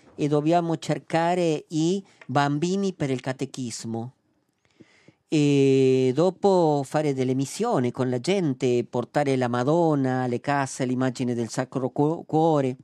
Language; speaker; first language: Italian; non-native, fluent; Spanish